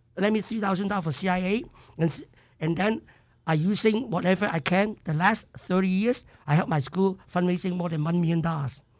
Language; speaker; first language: English; non-native, local second language; Cantonese